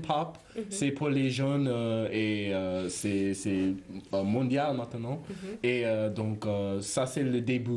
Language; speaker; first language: French; non-native, learner; English